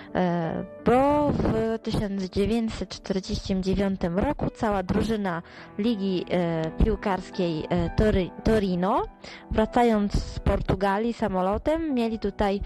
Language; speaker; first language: Polish; early bilingual, other home language; Italian